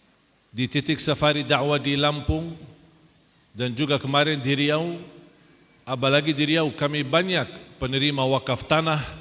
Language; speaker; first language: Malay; non-native, fluent; Arabic